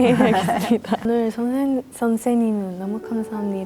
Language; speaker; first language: Korean; non-native, learner; English